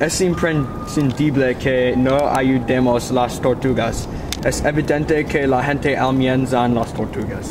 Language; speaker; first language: Spanish; non-native, learner; English